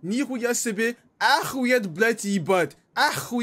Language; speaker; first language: Russian; non-native, learner; English